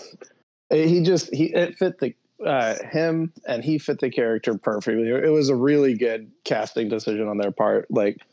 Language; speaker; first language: English; native; English